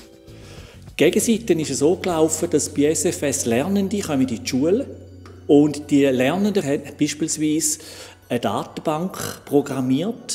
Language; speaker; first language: German; native; German